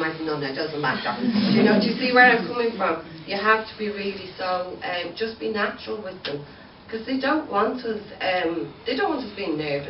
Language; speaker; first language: English; native; English